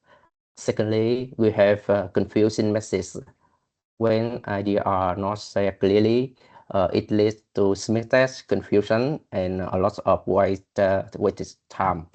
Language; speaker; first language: English; non-native, learner; Vietnamese